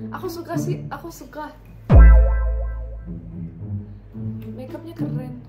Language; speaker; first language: Indonesian; early bilingual, other home language; Russian